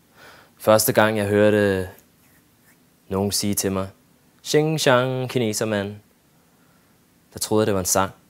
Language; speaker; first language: Danish; early bilingual, other home language; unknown